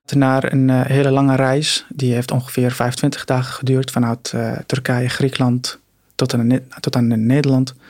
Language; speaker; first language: Dutch; non-native, fluent; Arabic